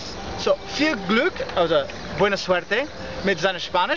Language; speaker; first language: German; non-native, learner; English